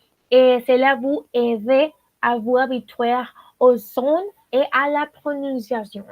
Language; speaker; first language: French; non-native, learner; Spanish